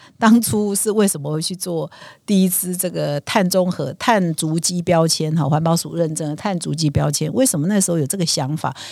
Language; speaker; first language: Chinese; native; Chinese